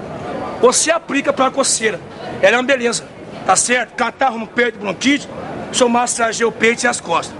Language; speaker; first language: Portuguese; native; Portuguese